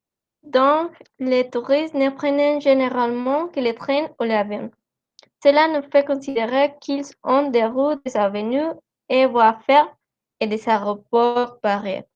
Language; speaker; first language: French; non-native, learner; Spanish